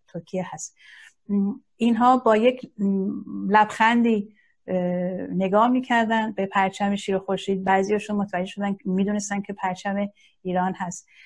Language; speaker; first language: Persian; non-native, local second language; Azerbaijani